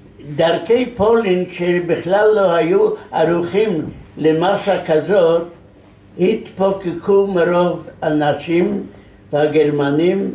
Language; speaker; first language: Hebrew; non-native, fluent; Yiddish